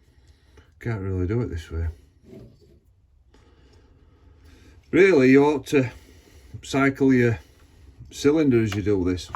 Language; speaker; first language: English; native; English